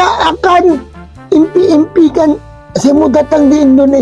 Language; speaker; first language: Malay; non-native, fluent; Filipino